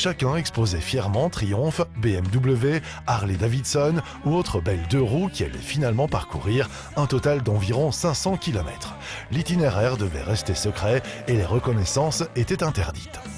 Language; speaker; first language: French; native; French